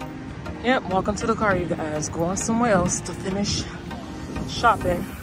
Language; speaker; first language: English; native; English